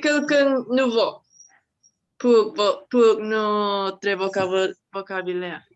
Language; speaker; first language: French; non-native, learner; Spanish